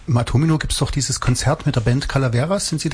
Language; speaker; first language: German; native; German